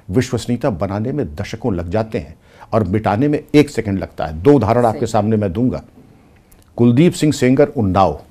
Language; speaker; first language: Hindi; native; Hindi